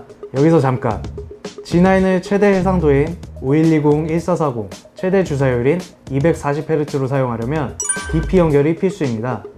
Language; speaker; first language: Korean; native; Korean